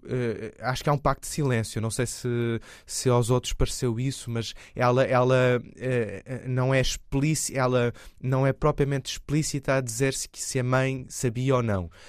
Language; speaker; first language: Portuguese; native; Portuguese